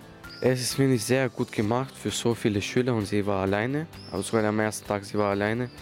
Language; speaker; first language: German; non-native, learner; Slovenian